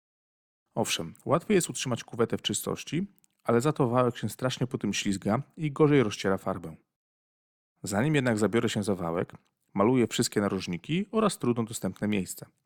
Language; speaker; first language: Polish; native; Polish